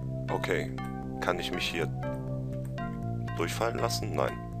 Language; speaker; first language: German; native; German